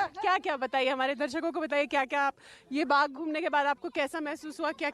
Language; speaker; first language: Hindi; native; Hindi